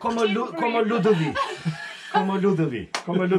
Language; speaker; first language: English; non-native, learner; Albanian